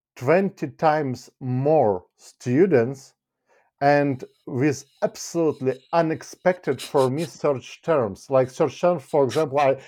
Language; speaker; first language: English; non-native, fluent; Ukrainian